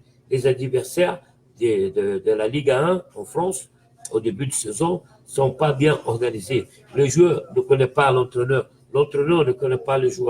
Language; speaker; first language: French; non-native, fluent; Portuguese